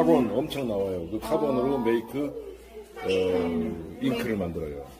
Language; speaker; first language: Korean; non-native, learner; Filipino